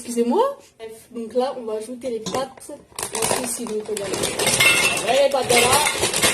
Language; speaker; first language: French; native; French